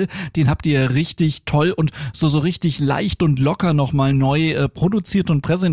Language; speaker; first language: German; native; German